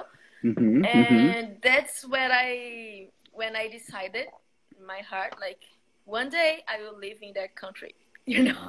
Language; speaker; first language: English; non-native, fluent; Portuguese